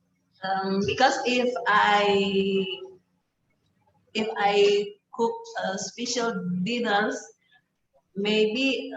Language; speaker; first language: English; non-native, learner; Indonesian